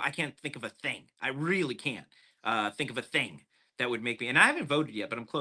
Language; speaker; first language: English; native; English